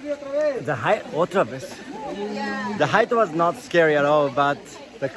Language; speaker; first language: English; non-native, learner; Japanese